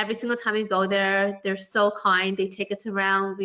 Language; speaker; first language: English; native; English